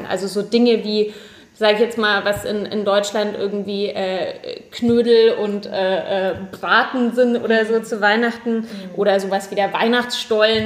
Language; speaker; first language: German; native; German